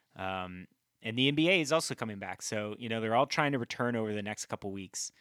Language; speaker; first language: English; native; English